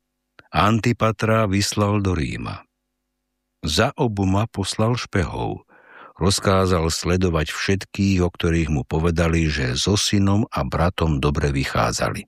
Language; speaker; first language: Slovak; native; Slovak